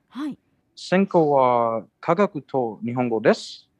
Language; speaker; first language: Japanese; non-native, learner; English